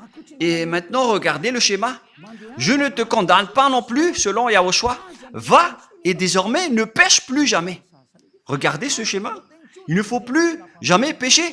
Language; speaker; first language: French; non-native, local second language; Malagasy